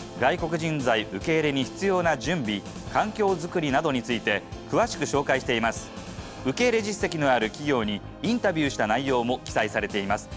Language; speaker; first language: Japanese; native; Japanese